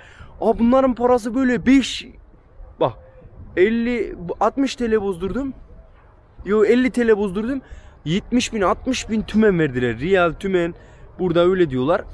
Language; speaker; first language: Turkish; native; Turkish